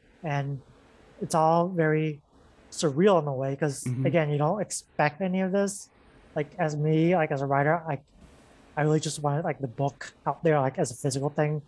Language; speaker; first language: English; native; English